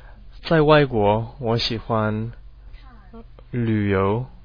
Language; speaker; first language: Chinese; non-native, learner; English